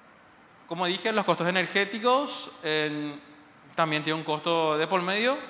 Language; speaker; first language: Spanish; native; Spanish